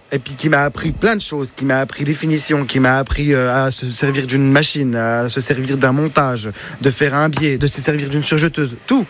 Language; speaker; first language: French; early bilingual, other home language; Arabic